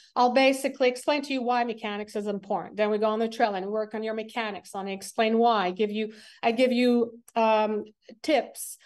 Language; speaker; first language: English; non-native, fluent; French